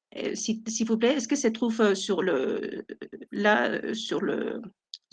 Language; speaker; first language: French; non-native, fluent; Spanish